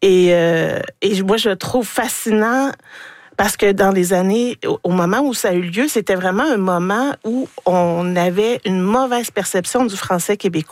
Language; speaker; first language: French; native; French